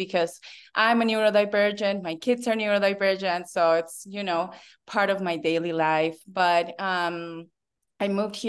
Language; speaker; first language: English; non-native, fluent; Spanish